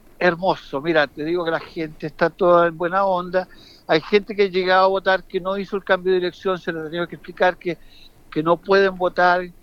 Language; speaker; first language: Spanish; native; Spanish